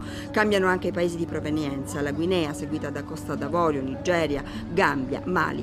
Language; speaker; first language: Italian; native; Italian